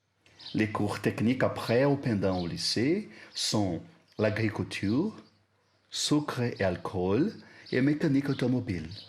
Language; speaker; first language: French; non-native, learner; Portuguese